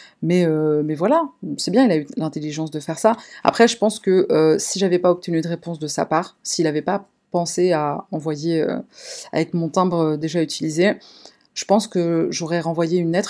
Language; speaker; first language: French; native; French